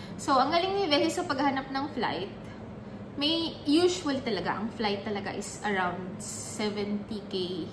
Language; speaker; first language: Filipino; native; Filipino